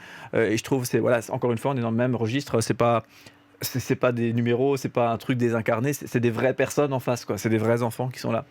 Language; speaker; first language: French; native; French